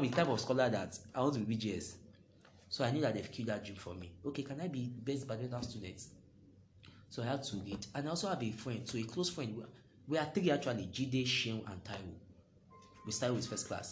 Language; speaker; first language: English; non-native, local second language; Yoruba